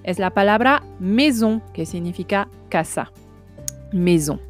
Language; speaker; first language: Spanish; non-native, fluent; French